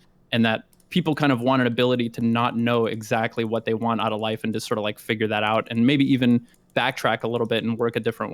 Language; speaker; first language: English; native; English